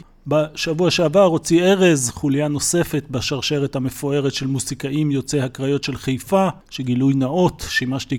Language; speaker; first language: Hebrew; native; Hebrew